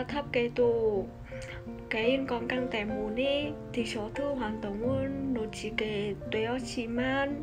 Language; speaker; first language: Korean; non-native, learner; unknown